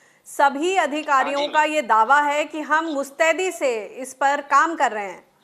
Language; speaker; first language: Hindi; native; Hindi